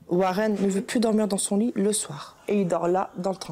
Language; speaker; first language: French; native; French